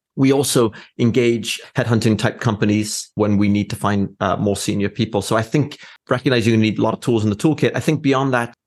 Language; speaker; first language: English; native; English